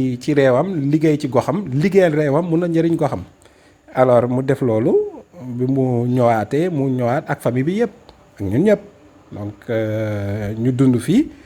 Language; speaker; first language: Wolof; non-native, fluent; Fula